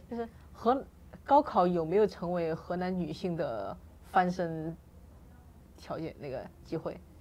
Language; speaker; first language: Chinese; native; Chinese